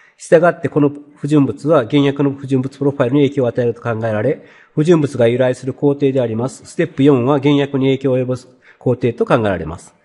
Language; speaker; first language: Japanese; native; Japanese